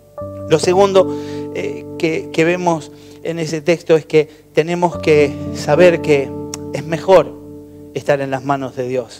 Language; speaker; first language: Spanish; native; Spanish